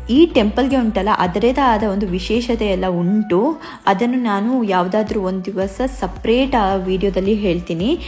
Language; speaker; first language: Kannada; non-native, local second language; Tulu